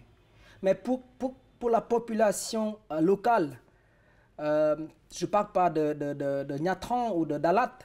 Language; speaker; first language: French; non-native, fluent; Vietnamese